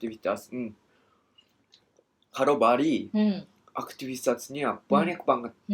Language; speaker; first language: Indonesian; non-native, learner; Japanese